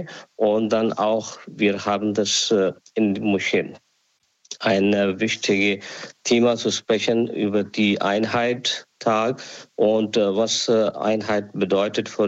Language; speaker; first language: German; non-native, learner; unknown